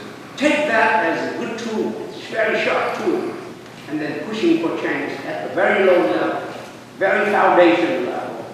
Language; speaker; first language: English; non-native, fluent; Vietnamese